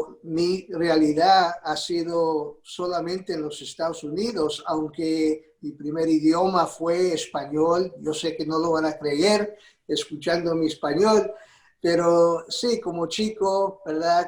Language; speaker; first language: Spanish; early bilingual, heritage; Spanish